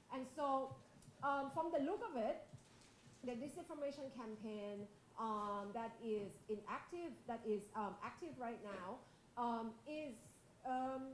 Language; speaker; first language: English; non-native, fluent; Thai